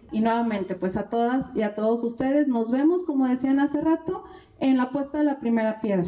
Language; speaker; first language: Spanish; native; Spanish